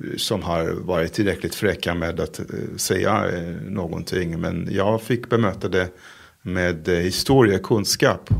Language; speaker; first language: Swedish; non-native, fluent; Hebrew